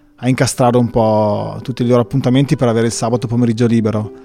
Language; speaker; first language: Italian; native; Italian